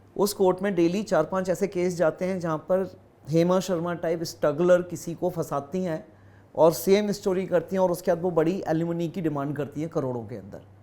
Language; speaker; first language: Hindi; native; Hindi